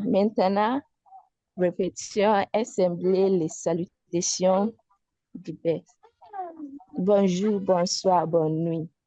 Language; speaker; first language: French; non-native, learner; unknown